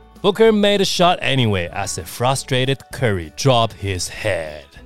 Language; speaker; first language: English; non-native, fluent; Chinese